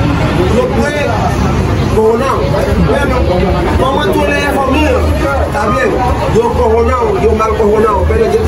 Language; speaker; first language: Spanish; non-native, learner; Haitian Creole